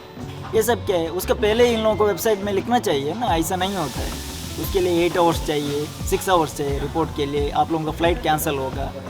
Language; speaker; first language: Hindi; non-native, local second language; Tulu